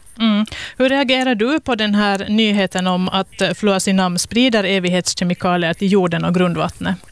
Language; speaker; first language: Swedish; native; Swedish